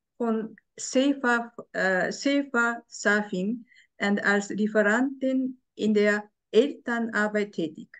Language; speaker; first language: German; non-native, fluent; Japanese